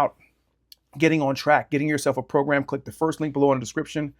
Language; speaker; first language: English; native; English